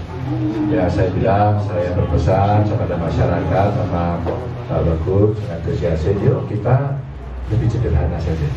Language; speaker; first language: Indonesian; non-native, local second language; Javanese